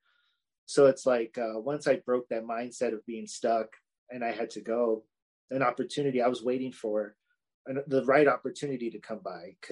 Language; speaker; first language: English; native; English